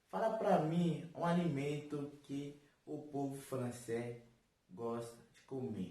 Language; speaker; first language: Portuguese; non-native, fluent; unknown